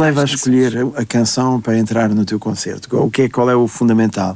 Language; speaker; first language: Portuguese; native; Portuguese